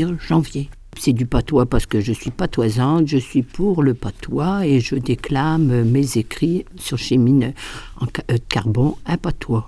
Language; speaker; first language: French; native; French